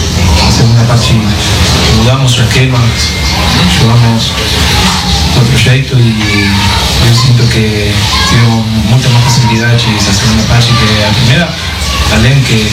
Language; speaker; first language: Portuguese; non-native, fluent; Spanish